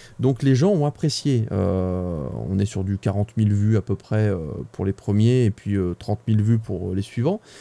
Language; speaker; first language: French; native; French